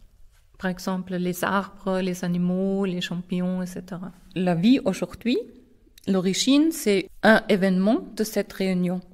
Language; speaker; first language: French; non-native, fluent; German